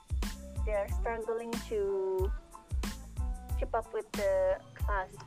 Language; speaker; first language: English; non-native, learner; Indonesian